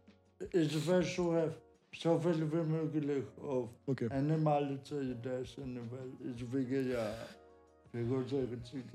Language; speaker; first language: German; non-native, learner; Polish